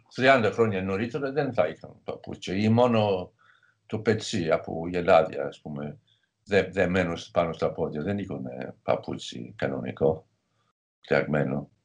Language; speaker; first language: Greek; non-native, fluent; English